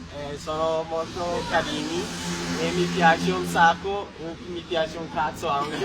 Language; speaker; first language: Italian; non-native, learner; Portuguese